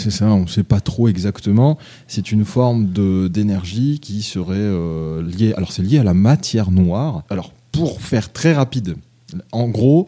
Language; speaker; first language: French; native; French